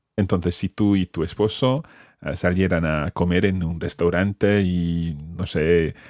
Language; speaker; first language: Spanish; non-native, fluent; English